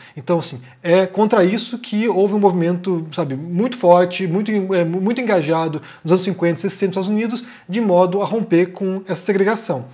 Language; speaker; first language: Portuguese; native; Portuguese